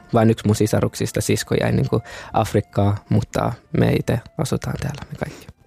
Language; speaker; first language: Finnish; early bilingual, other home language; Kinyarwanda